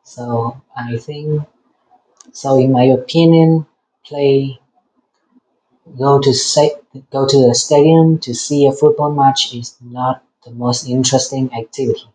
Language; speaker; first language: English; non-native, learner; Vietnamese